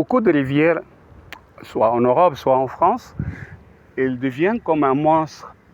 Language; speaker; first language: French; non-native, fluent; Arabic